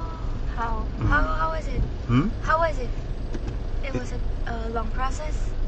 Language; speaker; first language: English; non-native, local second language; Filipino